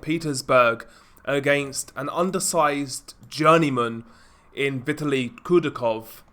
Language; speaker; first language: English; native; English